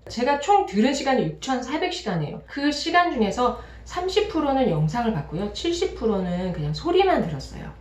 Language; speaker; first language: Korean; native; Korean